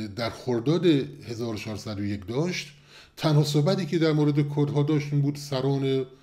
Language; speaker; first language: Persian; non-native, local second language; Kurdish